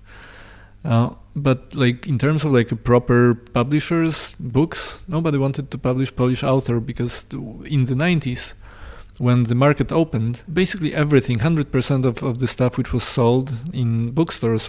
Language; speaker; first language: English; non-native, fluent; Polish